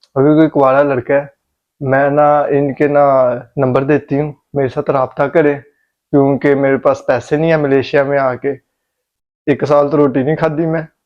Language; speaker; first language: Urdu; non-native, local second language; Punjabi